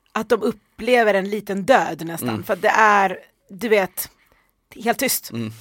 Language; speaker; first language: Swedish; early bilingual, other home language; Persian